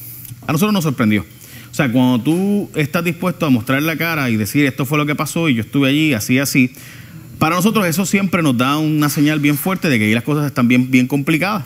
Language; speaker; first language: Spanish; native; Spanish